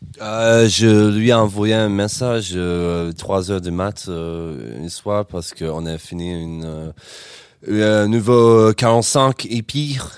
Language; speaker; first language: French; non-native, learner; English